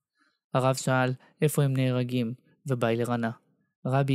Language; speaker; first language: Hebrew; native; Hebrew